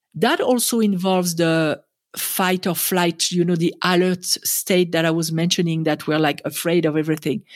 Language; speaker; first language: English; non-native, fluent; French